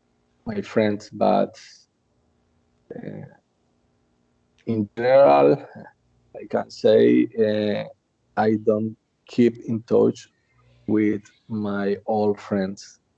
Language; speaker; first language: English; non-native, learner; Spanish